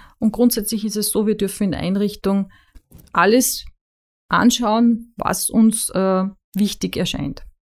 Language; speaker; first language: German; native; German